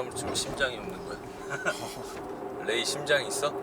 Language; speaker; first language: Korean; native; Korean